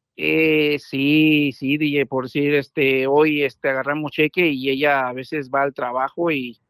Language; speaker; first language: Spanish; native; Spanish